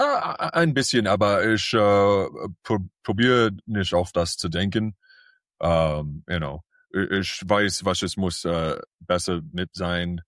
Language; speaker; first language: German; early bilingual, heritage; English